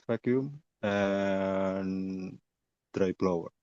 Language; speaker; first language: English; non-native, learner; Indonesian